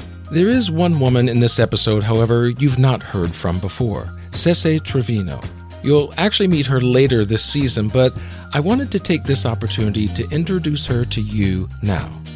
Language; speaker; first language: English; native; English